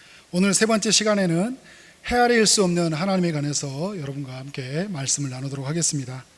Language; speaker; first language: Korean; native; Korean